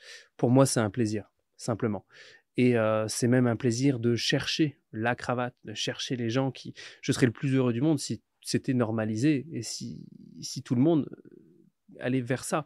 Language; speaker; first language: French; native; French